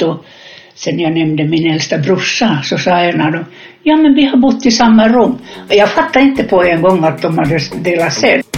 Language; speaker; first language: Swedish; non-native, fluent; Finnish